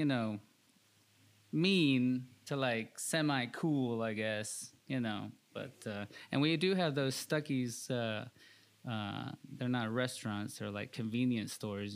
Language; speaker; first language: English; early bilingual, other home language; Spanish